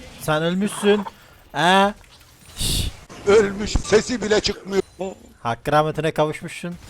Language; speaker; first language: Turkish; native; Turkish